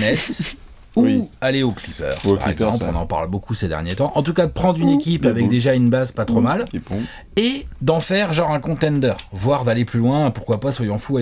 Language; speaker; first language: French; native; French